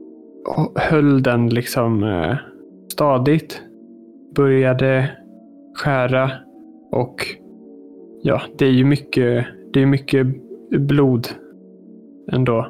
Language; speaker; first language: Swedish; native; Swedish